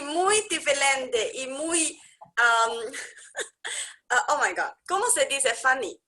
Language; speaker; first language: Spanish; non-native, learner; English